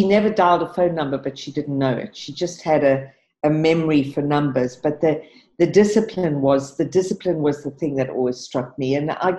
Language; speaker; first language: English; native; English